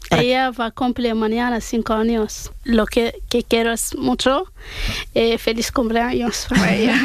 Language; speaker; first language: Spanish; non-native, learner; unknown